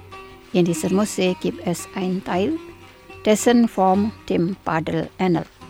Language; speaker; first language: German; non-native, fluent; Indonesian